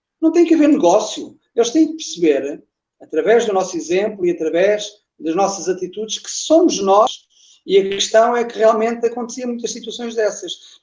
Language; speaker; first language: Portuguese; native; Portuguese